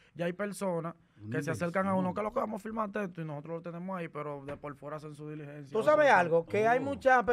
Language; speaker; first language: Spanish; native; Spanish